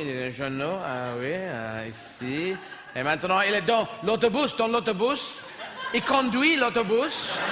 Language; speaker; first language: French; non-native, fluent; English